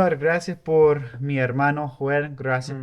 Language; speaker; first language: Spanish; non-native, fluent; English